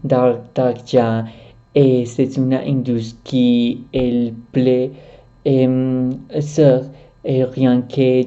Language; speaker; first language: French; non-native, learner; Spanish